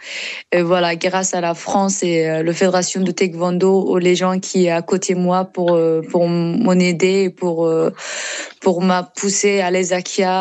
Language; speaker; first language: French; non-native, learner; Persian